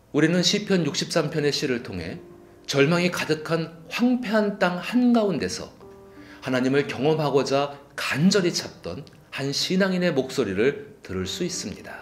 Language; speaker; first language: Korean; native; Korean